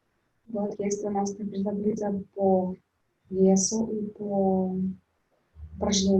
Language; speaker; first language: Russian; native; Russian